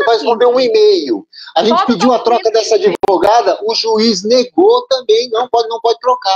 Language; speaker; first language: Portuguese; native; Portuguese